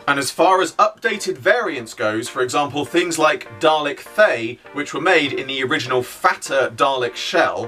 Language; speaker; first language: English; native; English